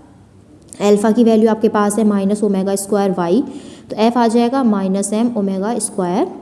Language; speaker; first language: Hindi; native; Hindi